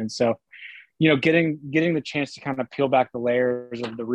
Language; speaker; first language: English; native; English